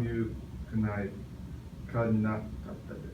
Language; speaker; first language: Japanese; non-native, learner; English